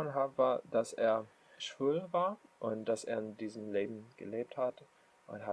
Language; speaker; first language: German; non-native, learner; English